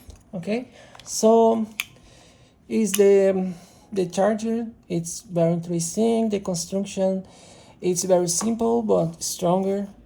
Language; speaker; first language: English; non-native, learner; Portuguese